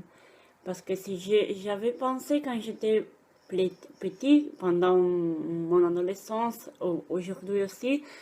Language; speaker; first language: French; non-native, fluent; Italian